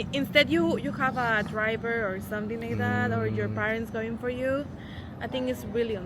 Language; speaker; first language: English; non-native, fluent; Spanish